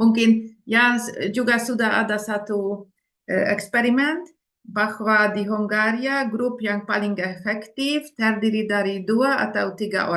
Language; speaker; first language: Indonesian; non-native, fluent; Hungarian